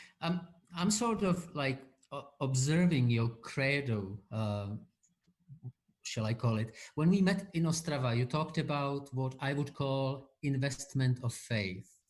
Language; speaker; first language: English; non-native, fluent; Czech